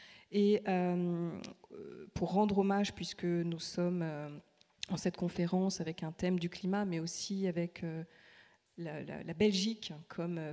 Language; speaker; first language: French; native; French